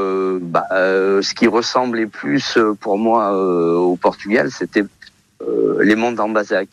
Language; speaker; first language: French; early bilingual, other home language; Portuguese